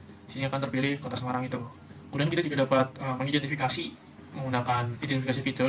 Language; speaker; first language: Indonesian; native; Indonesian